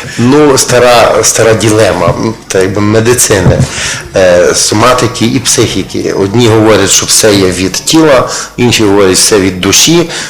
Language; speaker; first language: Ukrainian; native; Ukrainian